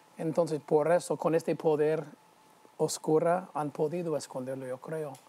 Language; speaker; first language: Spanish; non-native, fluent; English